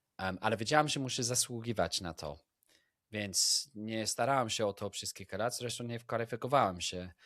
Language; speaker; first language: Polish; non-native, fluent; English